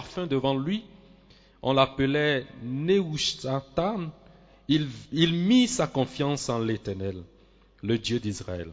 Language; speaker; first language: French; non-native, local second language; Swahili